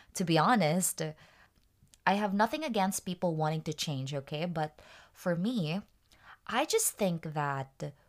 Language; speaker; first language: English; non-native, local second language; Waray